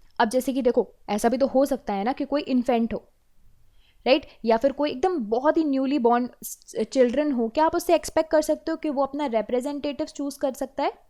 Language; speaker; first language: Hindi; native; Hindi